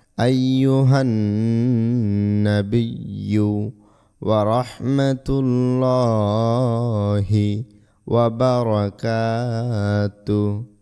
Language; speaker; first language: Arabic; non-native, learner; Bangla